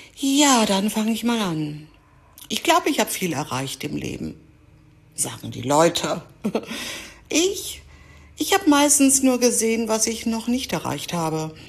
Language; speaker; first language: German; early bilingual, other home language; Greek